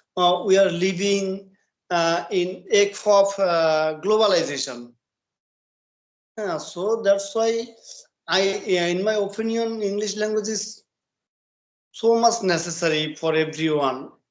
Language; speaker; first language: English; non-native, learner; Bangla